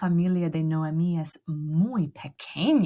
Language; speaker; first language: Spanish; non-native, learner; English